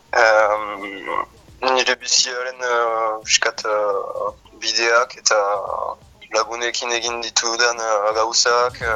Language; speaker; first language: Basque; non-native, local second language; French